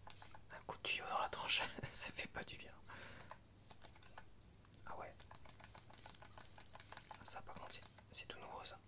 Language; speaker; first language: French; native; French